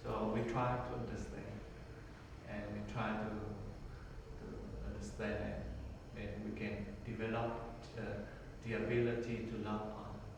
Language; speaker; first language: English; non-native, learner; Vietnamese